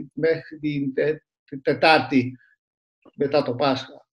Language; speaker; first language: Greek; early bilingual, other home language; Turkish